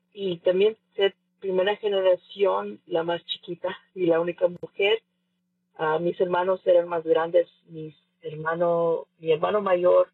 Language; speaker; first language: Spanish; early bilingual, heritage; Spanish